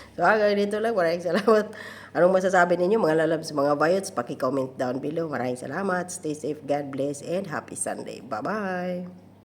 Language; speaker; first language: Filipino; non-native, local second language; Cebuano